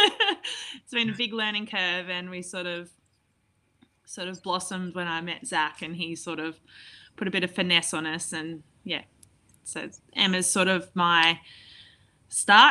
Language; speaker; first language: English; native; English